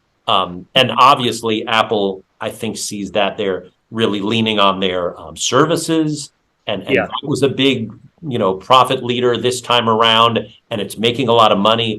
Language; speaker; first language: English; native; English